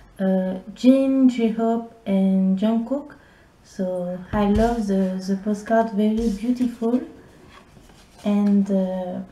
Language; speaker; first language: English; non-native, learner; French